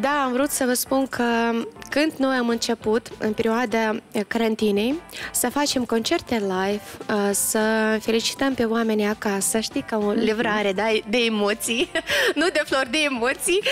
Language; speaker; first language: Romanian; non-native, local second language; Russian